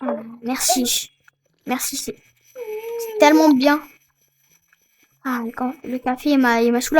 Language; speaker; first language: French; native; French